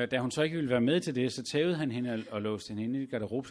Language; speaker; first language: Danish; native; Danish